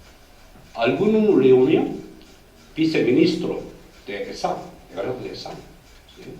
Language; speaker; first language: Spanish; non-native, learner; Korean